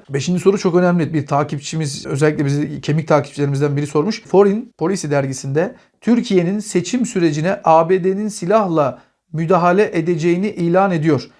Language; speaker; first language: Turkish; native; Turkish